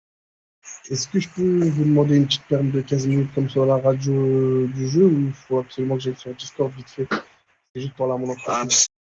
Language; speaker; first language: French; native; French